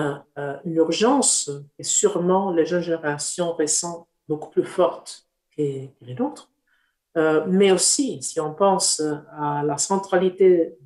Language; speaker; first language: French; non-native, fluent; Italian